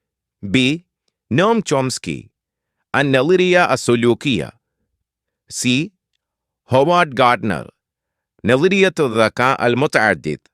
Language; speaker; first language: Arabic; non-native, fluent; Malayalam